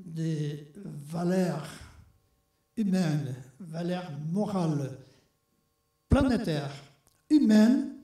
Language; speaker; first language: French; non-native, fluent; Portuguese